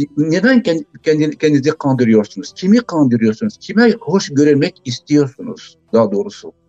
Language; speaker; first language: Turkish; non-native, local second language; Zaza